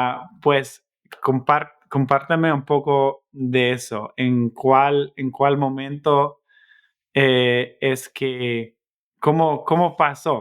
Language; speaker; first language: Spanish; non-native, fluent; English